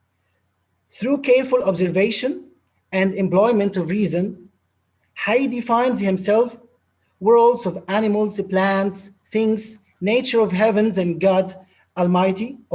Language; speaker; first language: English; non-native, local second language; Arabic